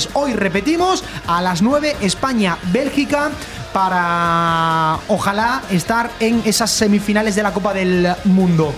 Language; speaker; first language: Spanish; native; Spanish